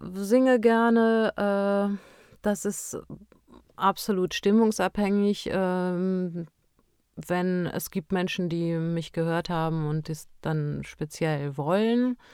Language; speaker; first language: German; early bilingual, other home language; Romanian